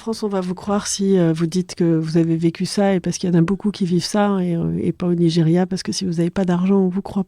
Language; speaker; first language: French; native; French